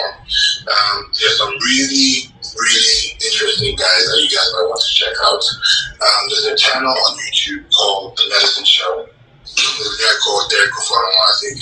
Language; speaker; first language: English; non-native, local second language; Igbo